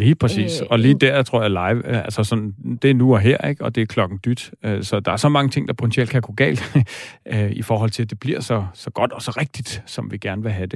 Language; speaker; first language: Danish; native; Danish